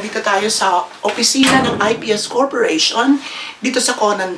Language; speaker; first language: Filipino; native; Filipino